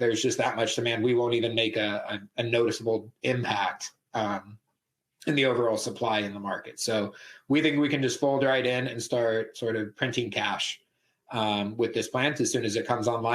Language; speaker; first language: English; native; English